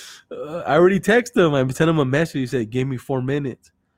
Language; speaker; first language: English; early bilingual, other home language; Spanish